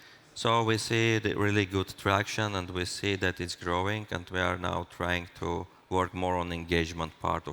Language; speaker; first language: English; non-native, fluent; Armenian